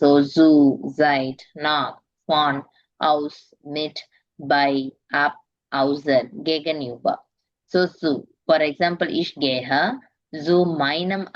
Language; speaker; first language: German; non-native, learner; Tamil